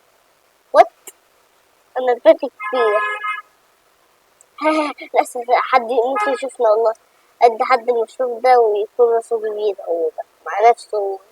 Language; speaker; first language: Arabic; native; Arabic